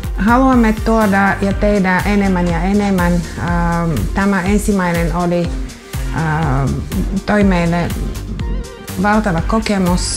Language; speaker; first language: Finnish; non-native, fluent; Russian